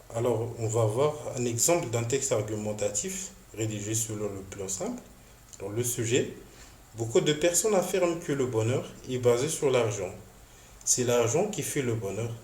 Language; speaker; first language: French; non-native, local second language; Arabic